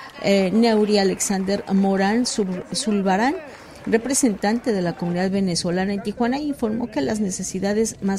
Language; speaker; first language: Spanish; native; Spanish